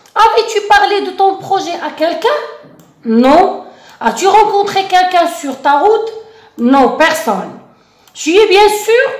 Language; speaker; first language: French; non-native, local second language; Arabic